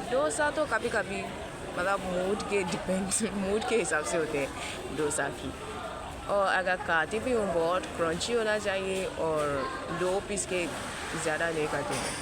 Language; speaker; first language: Hindi; non-native, fluent; Yoruba